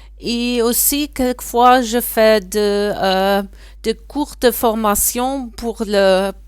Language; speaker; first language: French; non-native, learner; German